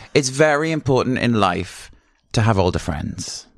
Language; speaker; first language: English; native; English